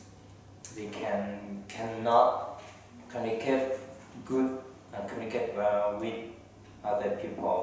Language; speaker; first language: English; non-native, learner; Vietnamese